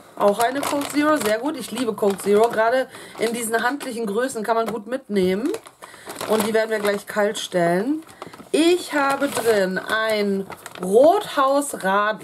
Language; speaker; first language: German; native; German